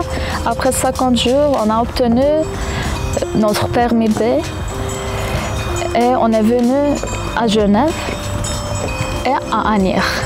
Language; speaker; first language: French; non-native, fluent; Kurdish